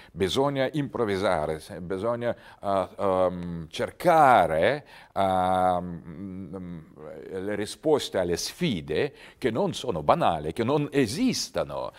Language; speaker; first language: Italian; non-native, learner; Russian